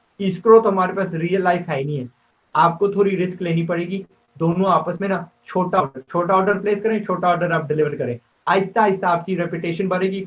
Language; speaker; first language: Urdu; native; Urdu